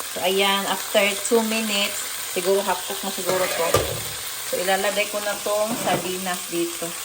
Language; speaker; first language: Filipino; non-native, local second language; Cebuano